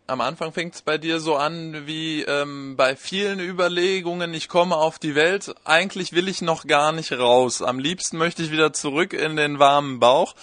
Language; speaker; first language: German; native; German